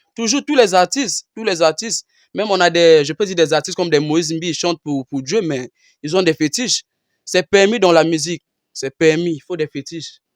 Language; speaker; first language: French; non-native, local second language; Lingala